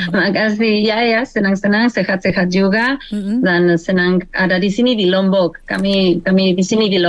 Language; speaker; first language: Indonesian; non-native, learner; Spanish